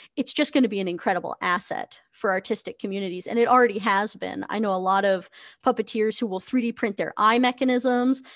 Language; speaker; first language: English; native; English